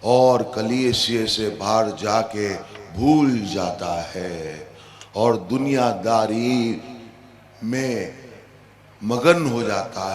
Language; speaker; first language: Hindi; non-native, local second language; Punjabi